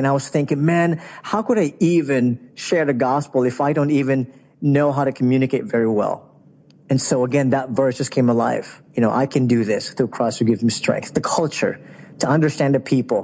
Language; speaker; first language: English; non-native, local second language; Filipino